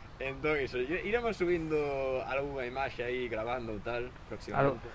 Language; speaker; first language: Galician; native; Galician